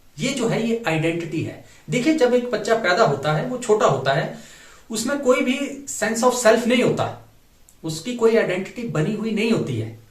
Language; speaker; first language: Hindi; native; Hindi